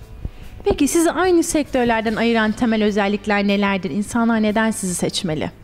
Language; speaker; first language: Turkish; native; Turkish